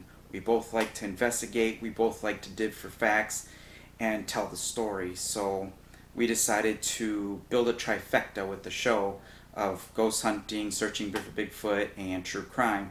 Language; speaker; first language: English; native; English